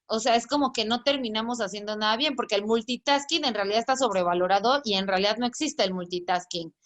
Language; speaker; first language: Spanish; native; Spanish